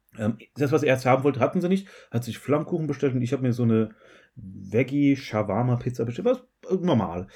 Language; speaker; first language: German; native; German